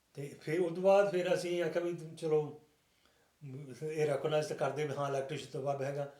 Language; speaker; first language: Punjabi; native; Punjabi